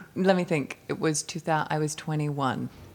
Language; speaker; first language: English; native; English